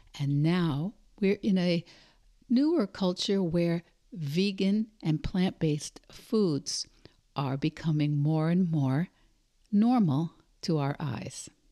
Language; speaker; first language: English; native; English